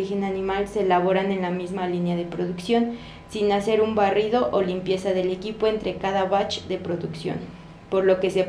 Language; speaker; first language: Spanish; native; Spanish